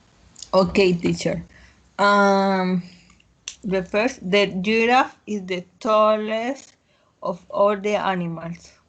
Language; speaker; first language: English; non-native, learner; Spanish